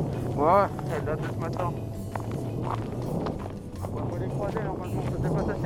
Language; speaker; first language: French; native; French